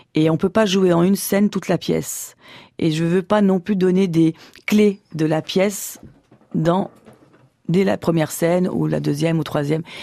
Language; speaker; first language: French; early bilingual, other home language; Portuguese